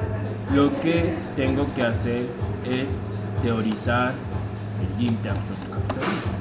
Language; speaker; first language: Spanish; non-native, learner; Japanese